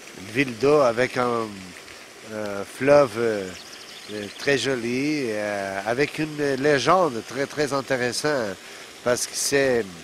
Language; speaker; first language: French; non-native, fluent; Portuguese